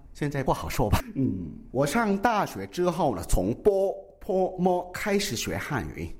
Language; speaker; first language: Chinese; non-native, fluent; Korean